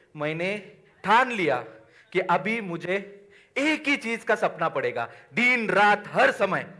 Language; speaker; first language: Hindi; non-native, local second language; Marathi